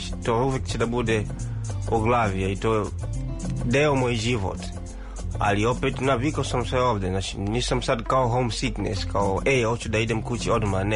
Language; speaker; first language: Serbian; non-native, fluent; Swahili